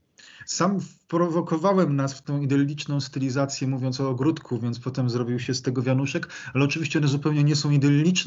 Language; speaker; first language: Polish; native; Polish